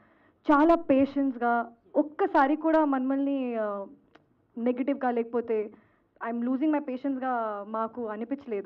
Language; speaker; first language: Telugu; non-native, local second language; Hindi